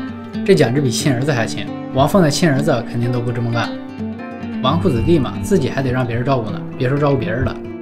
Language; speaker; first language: Chinese; native; Chinese